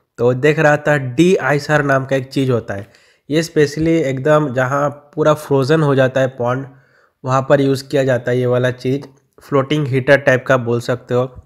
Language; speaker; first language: Hindi; non-native, local second language; Bangla